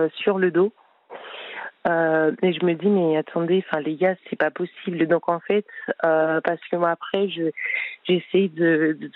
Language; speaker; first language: French; non-native, fluent; Spanish